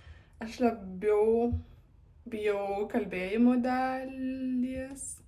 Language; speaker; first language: Lithuanian; non-native, learner; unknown